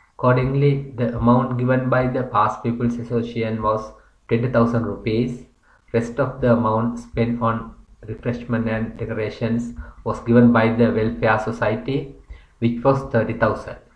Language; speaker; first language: English; non-native, local second language; Sinhala